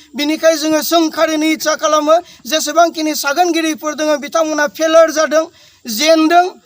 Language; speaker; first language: Bodo; native; Bodo